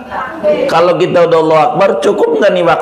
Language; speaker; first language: Indonesian; native; Indonesian